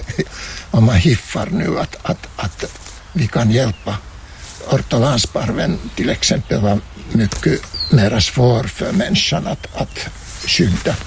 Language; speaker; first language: Swedish; non-native, local second language; Finnish